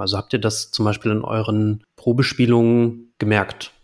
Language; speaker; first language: German; native; German